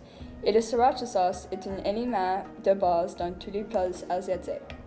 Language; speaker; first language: French; non-native, fluent; English